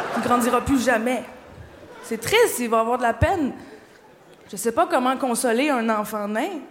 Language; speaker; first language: French; native; French